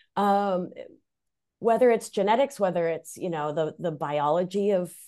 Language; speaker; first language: English; early bilingual, other home language; Spanish